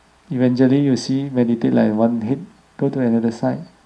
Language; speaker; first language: English; non-native, local second language; Chinese